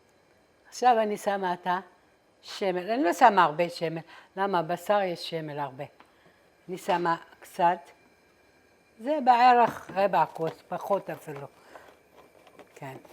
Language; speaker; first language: Hebrew; non-native, fluent; Arabic